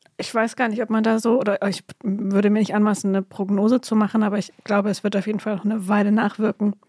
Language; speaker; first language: German; native; German